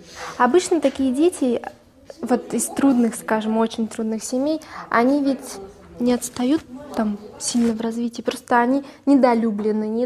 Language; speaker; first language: Russian; native; Russian